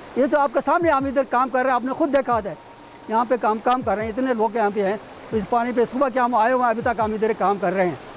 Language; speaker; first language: Urdu; non-native, local second language; Khowar